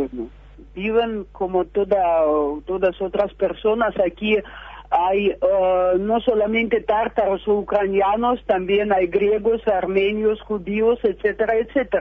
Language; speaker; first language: Spanish; non-native, fluent; Russian